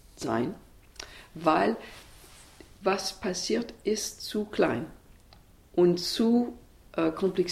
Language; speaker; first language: German; non-native, learner; English